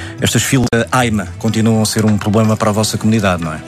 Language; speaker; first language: Portuguese; native; Portuguese